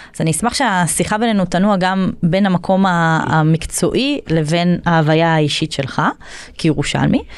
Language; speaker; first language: Hebrew; native; Hebrew